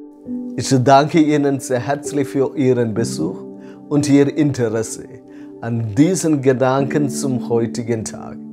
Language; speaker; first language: German; non-native, fluent; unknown